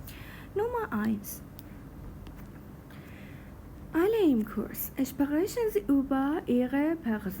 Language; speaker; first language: German; non-native, fluent; Persian